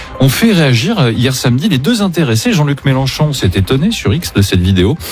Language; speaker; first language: French; native; French